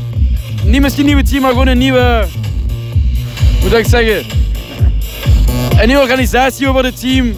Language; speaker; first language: Dutch; non-native, local second language; French